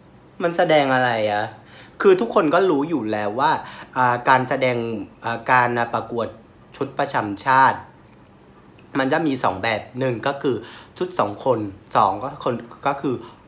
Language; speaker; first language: Thai; non-native, fluent; Vietnamese